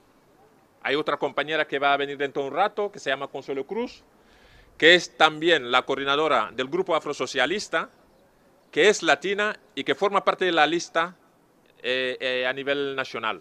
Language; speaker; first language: Spanish; non-native, fluent; Serer